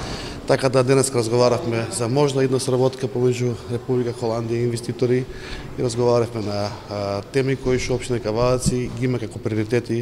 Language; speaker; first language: Macedonian; native; Macedonian